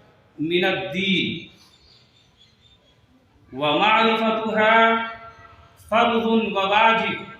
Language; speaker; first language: Arabic; non-native, fluent; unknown